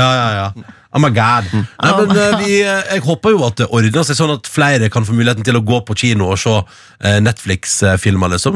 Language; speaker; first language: Norwegian; native; Norwegian